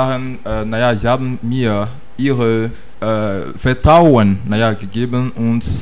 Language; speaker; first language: German; non-native, learner; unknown